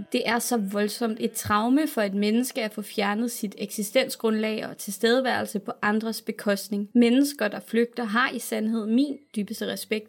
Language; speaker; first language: Danish; native; Danish